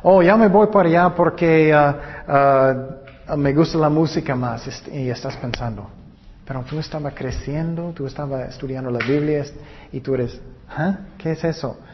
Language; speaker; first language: Spanish; non-native, learner; English